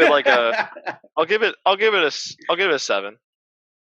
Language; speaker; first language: English; native; English